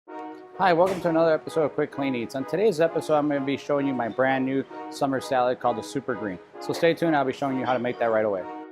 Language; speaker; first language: English; native; English